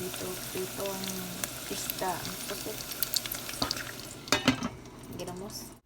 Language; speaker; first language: Filipino; non-native, local second language; Cebuano